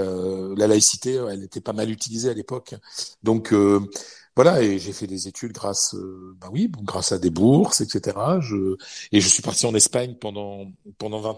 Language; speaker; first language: French; native; French